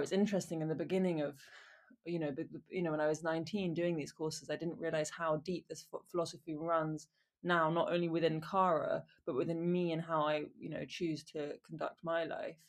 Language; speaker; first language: English; native; English